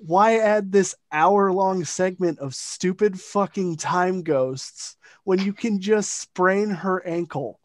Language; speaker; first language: English; native; English